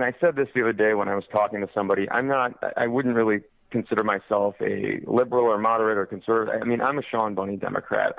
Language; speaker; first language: English; native; English